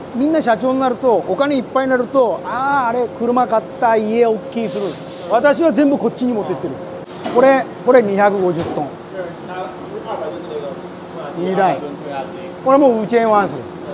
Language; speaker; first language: Japanese; non-native, local second language; Chinese